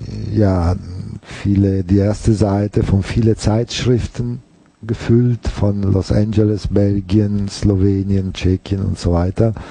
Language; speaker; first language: German; non-native, fluent; Italian